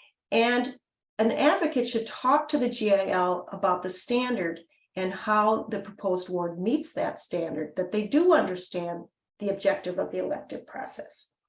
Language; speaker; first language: English; native; English